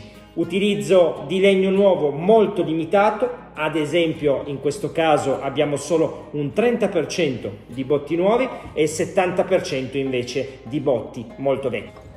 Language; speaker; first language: Italian; native; Italian